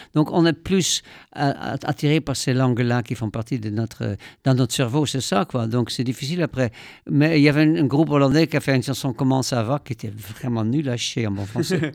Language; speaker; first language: French; non-native, fluent; Dutch